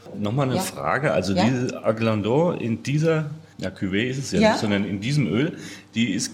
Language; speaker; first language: German; native; German